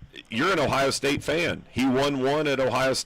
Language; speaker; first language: English; native; English